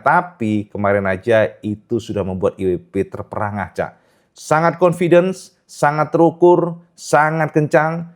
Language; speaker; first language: Indonesian; native; Indonesian